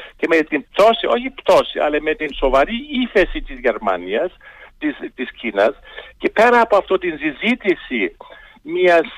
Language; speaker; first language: Greek; non-native, fluent; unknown